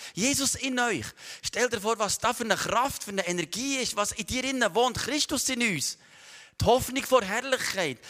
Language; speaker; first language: German; native; German